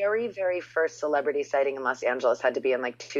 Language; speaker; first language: English; native; English